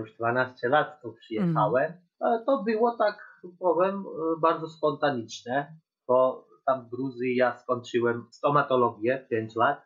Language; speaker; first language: Polish; non-native, fluent; Georgian